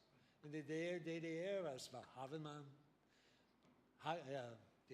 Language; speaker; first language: German; non-native, learner; English